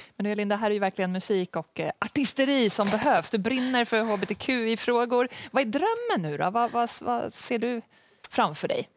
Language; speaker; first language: Swedish; native; Swedish